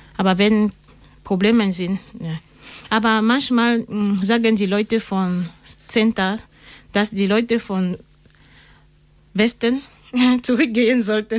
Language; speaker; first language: German; non-native, learner; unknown